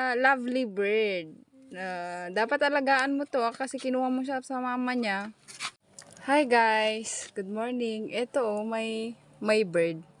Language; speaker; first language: Filipino; non-native, local second language; Iloko